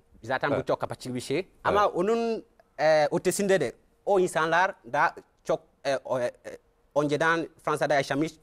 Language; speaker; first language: Turkish; non-native, fluent; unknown